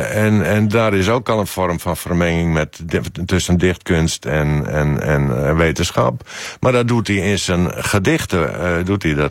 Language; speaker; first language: Dutch; native; Dutch